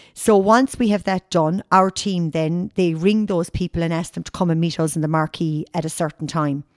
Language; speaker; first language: English; native; English